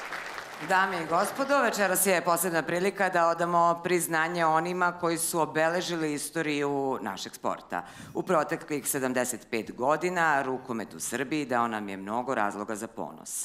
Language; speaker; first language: Serbian; native; Serbian